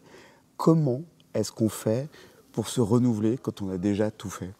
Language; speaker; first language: French; native; French